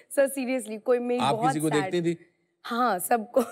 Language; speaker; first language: Hindi; native; Hindi